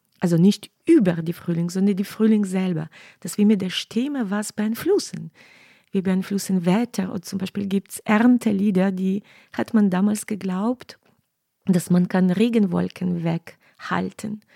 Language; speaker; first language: German; non-native, fluent; Ukrainian